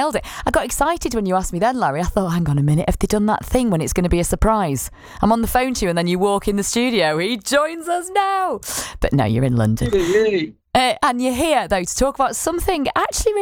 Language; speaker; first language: English; native; English